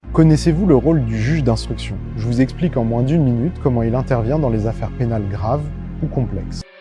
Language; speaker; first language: French; native; French